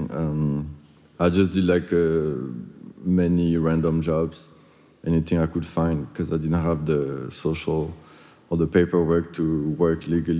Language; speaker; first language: English; non-native, fluent; French